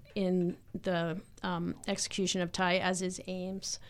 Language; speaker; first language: English; native; English